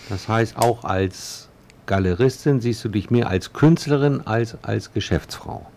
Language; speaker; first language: German; native; German